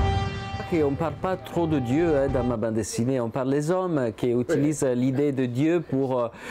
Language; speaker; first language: French; non-native, fluent; Italian